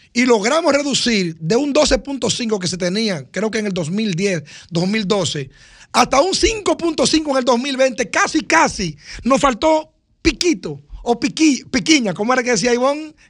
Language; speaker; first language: Spanish; native; Spanish